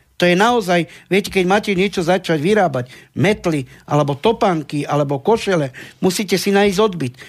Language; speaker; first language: Slovak; non-native, local second language; Romany